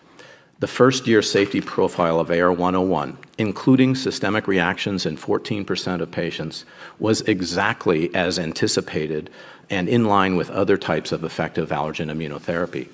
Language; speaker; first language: English; native; English